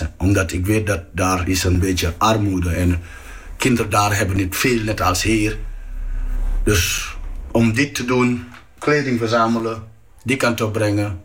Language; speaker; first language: Dutch; non-native, fluent; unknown